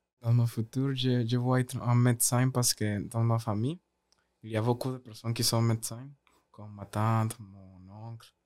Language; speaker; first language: French; non-native, learner; Spanish